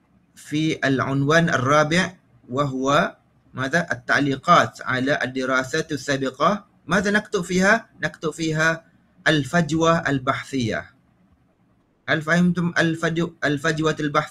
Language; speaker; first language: Arabic; non-native, fluent; Malay